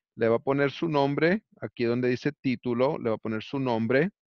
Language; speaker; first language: Spanish; early bilingual, heritage; Spanish